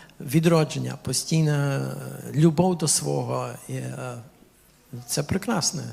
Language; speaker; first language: Ukrainian; early bilingual, heritage; Ukrainian